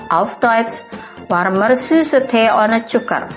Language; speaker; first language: German; non-native, fluent; Indonesian